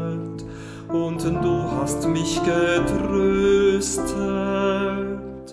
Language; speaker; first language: German; native; German